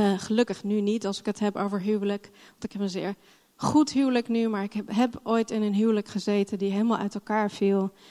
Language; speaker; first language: Dutch; non-native, fluent; English